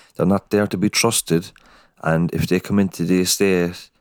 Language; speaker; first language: English; native; English